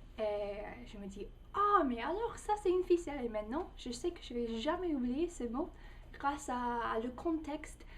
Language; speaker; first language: French; non-native, fluent; English